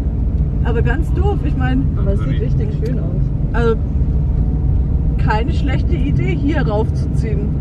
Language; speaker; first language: German; native; German